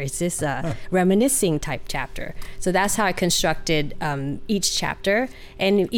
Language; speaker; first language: English; early bilingual, other home language; Vietnamese